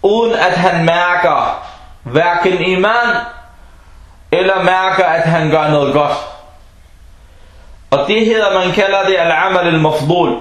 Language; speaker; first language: Danish; non-native, fluent; Arabic